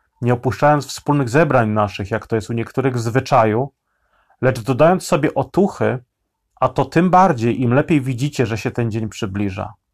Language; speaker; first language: Polish; native; Polish